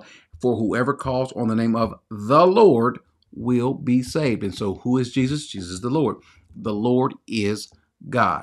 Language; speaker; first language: English; native; English